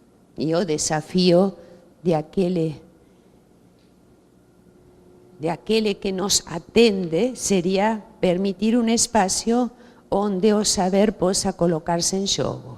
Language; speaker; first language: Portuguese; non-native, fluent; Spanish